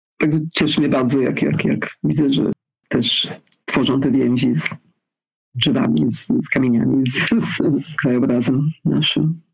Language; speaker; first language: Polish; early bilingual, heritage; Polish